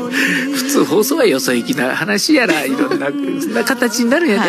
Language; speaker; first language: Japanese; native; Japanese